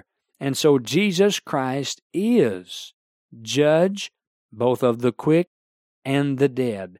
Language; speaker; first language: English; native; English